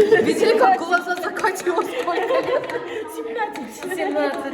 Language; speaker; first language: Russian; native; Russian